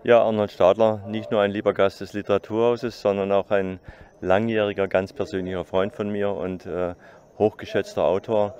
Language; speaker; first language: German; native; German